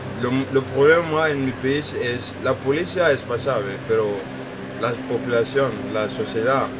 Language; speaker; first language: Spanish; non-native, learner; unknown